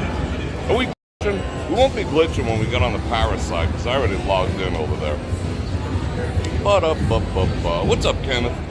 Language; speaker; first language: English; native; English